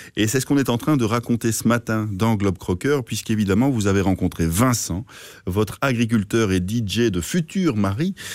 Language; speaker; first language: French; native; French